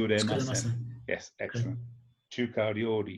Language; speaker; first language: Japanese; non-native, fluent; English